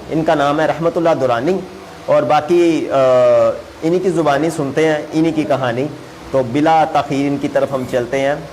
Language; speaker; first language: Urdu; non-native, local second language; Punjabi